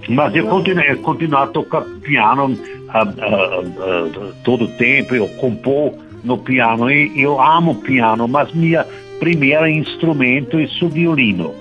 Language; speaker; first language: Portuguese; non-native, learner; German